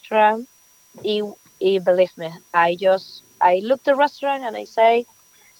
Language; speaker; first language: English; non-native, learner; Spanish